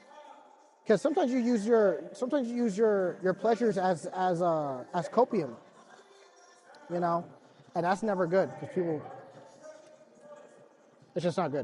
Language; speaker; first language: English; native; English